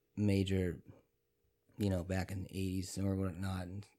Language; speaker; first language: English; early bilingual, other home language; Italian